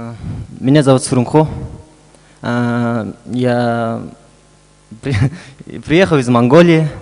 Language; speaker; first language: Russian; non-native, fluent; Mongolian